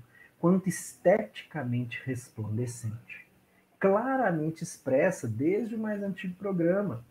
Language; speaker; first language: Portuguese; native; Portuguese